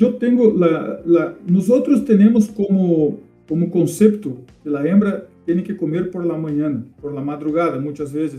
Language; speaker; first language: Spanish; non-native, fluent; Portuguese